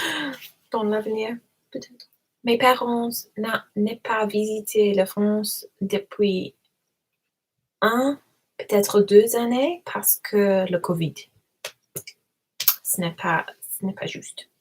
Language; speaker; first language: French; non-native, learner; English